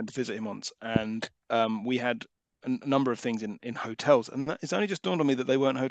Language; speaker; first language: English; native; English